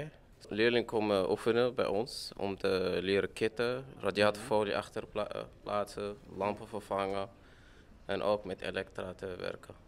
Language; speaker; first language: Dutch; non-native, fluent; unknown